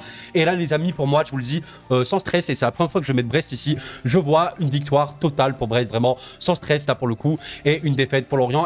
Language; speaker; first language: French; native; French